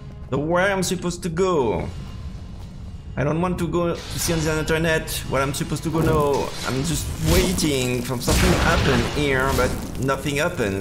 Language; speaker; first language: English; non-native, fluent; French